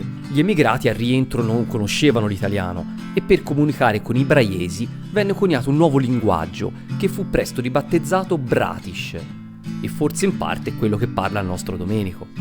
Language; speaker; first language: Italian; native; Italian